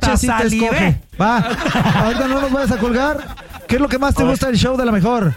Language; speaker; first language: Spanish; native; Spanish